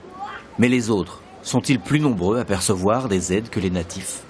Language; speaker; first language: French; native; French